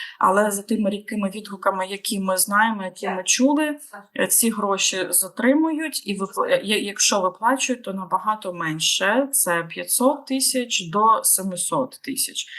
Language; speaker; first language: Ukrainian; native; Ukrainian